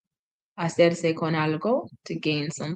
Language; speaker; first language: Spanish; non-native, learner; English